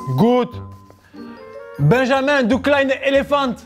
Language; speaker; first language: German; non-native, learner; French